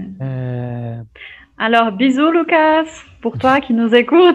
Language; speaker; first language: French; non-native, fluent; Portuguese